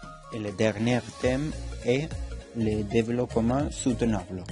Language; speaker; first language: French; non-native, learner; Spanish